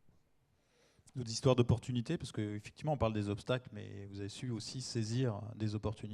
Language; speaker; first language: French; native; French